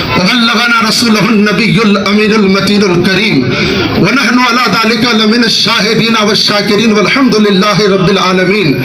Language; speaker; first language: Urdu; native; Urdu